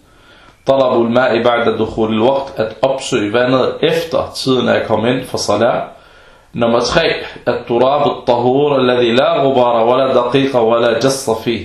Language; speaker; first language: Danish; early bilingual, other home language; Arabic